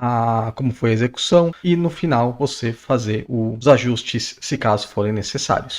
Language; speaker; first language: Portuguese; native; Portuguese